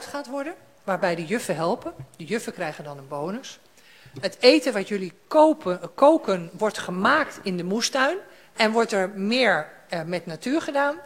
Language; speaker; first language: Dutch; native; Dutch